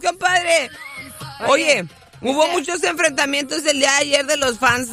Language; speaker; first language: Spanish; native; Spanish